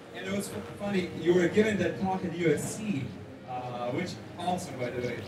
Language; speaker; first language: English; non-native, fluent; Ukrainian